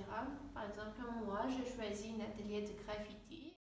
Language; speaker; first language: French; non-native, fluent; Armenian